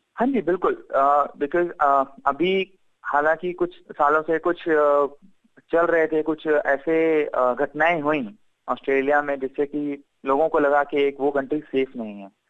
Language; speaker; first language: Hindi; native; Hindi